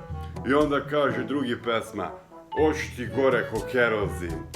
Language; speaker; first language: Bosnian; non-native, local second language; Hungarian